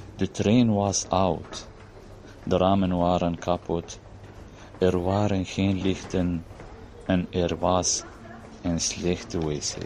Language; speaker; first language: Dutch; non-native, learner; Arabic